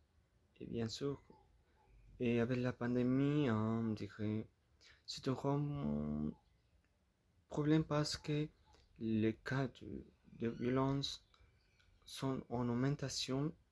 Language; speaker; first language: French; non-native, learner; Spanish